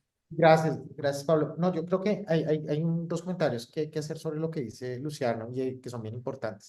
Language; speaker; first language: Spanish; native; Spanish